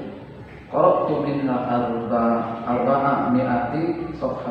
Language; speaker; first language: Arabic; non-native, learner; Indonesian